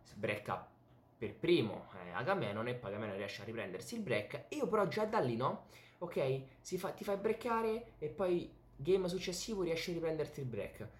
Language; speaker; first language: Italian; native; Italian